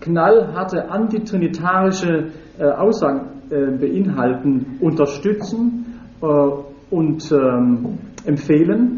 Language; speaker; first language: German; native; German